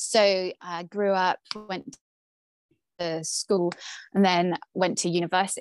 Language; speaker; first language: English; native; English